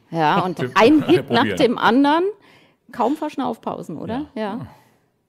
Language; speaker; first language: German; native; German